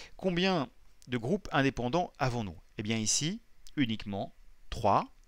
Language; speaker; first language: French; native; French